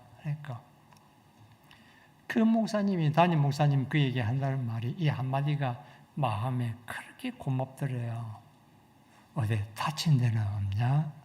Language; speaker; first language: Korean; native; Korean